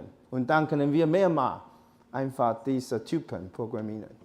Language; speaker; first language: German; non-native, learner; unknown